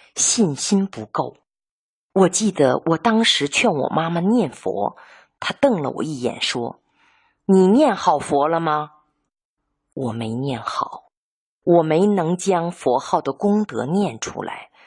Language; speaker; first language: Chinese; native; Chinese